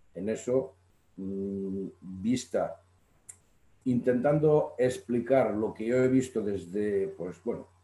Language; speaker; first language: Spanish; native; Spanish